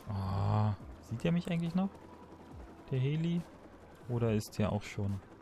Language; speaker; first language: German; native; German